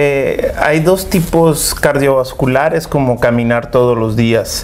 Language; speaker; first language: Spanish; early bilingual, heritage; Spanish